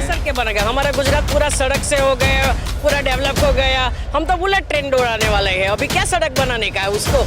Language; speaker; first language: Hindi; non-native, local second language; Gujarati